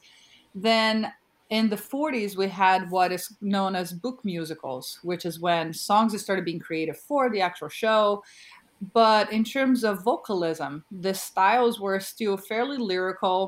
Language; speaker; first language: English; non-native, fluent; Portuguese